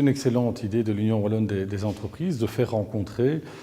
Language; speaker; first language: French; native; French